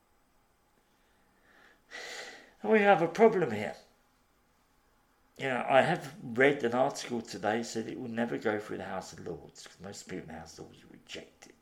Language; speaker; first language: English; native; English